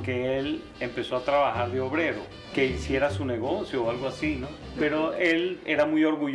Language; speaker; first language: Spanish; native; Spanish